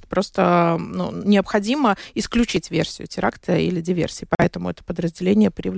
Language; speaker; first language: Russian; native; Russian